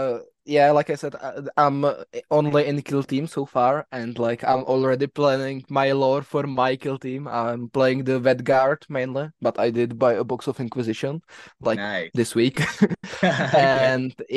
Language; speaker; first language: English; non-native, fluent; Czech